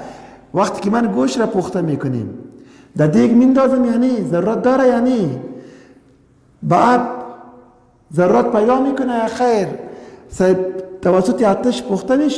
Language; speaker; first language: Persian; non-native, local second language; Pashto